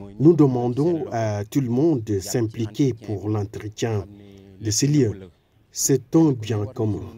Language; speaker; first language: French; non-native, local second language; Wolof